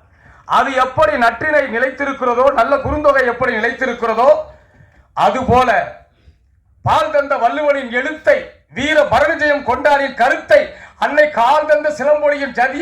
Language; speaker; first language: Tamil; native; Tamil